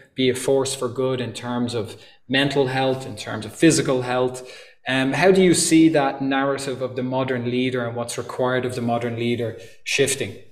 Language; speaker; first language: English; native; English